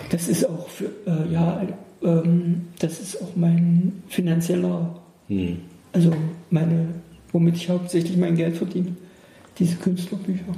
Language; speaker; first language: German; native; German